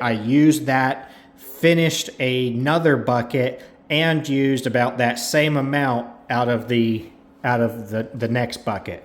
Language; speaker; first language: English; native; English